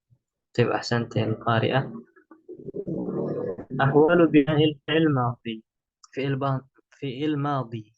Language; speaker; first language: Arabic; non-native, fluent; Indonesian